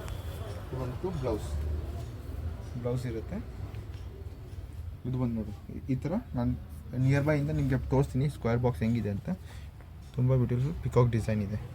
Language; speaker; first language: Kannada; non-native, local second language; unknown